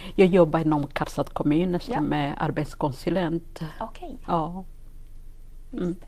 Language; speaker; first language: Swedish; non-native, fluent; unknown